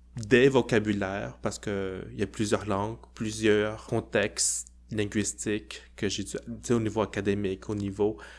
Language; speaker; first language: French; early bilingual, other home language; Cantonese